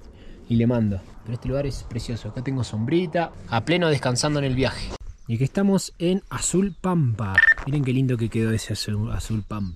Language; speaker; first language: Spanish; native; Spanish